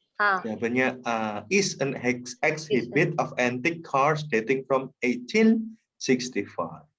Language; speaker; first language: English; non-native, fluent; Indonesian